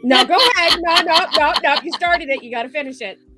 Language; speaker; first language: English; native; English